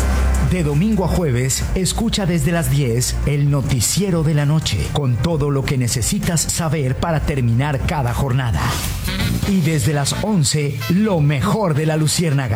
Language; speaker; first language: Spanish; native; Spanish